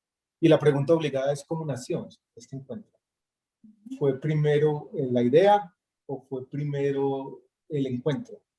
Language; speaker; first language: Spanish; native; Spanish